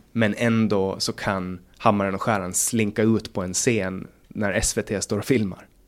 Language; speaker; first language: Swedish; native; Swedish